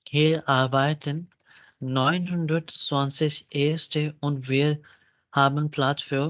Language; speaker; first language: German; non-native, fluent; Urdu